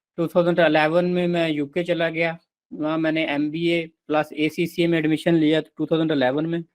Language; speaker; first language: Urdu; non-native, local second language; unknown